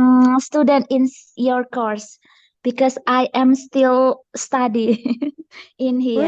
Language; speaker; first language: English; non-native, learner; Indonesian